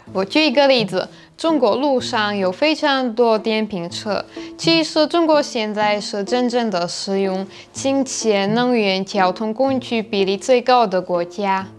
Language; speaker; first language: Chinese; non-native, fluent; Slovak